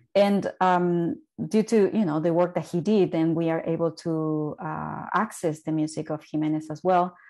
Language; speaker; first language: English; non-native, fluent; Spanish